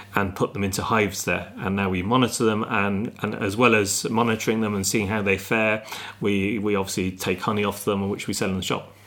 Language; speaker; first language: English; native; English